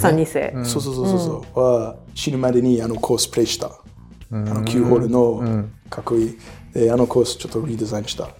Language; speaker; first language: Japanese; non-native, learner; English